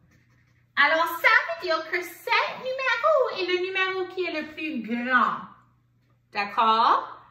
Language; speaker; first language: French; non-native, local second language; English